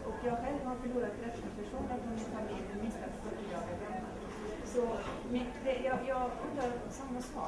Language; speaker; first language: Swedish; non-native, local second language; Kurdish